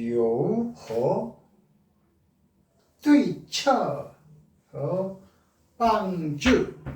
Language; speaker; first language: Chinese; non-native, learner; Korean